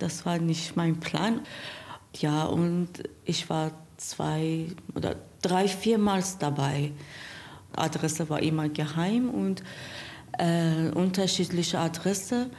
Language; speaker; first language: German; non-native, learner; Persian